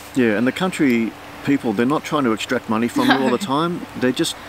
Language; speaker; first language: English; native; English